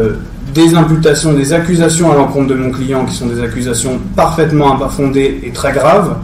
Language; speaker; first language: French; native; French